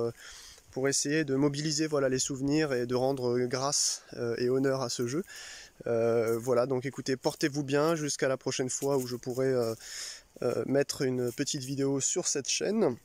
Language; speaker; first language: French; native; French